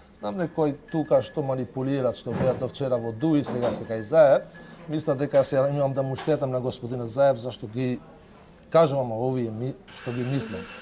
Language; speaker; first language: Macedonian; non-native, local second language; Albanian